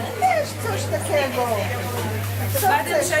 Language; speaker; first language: Polish; non-native, fluent; Hebrew